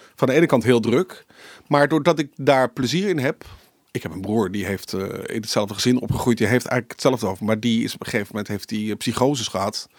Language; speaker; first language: Dutch; native; Dutch